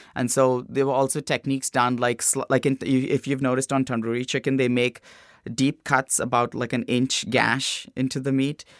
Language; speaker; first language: English; non-native, local second language; Hindi